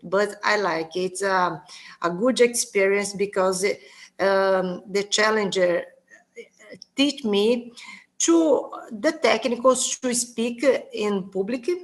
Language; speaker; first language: English; non-native, learner; Portuguese